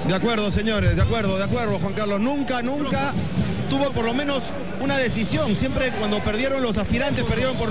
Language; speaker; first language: Spanish; native; Spanish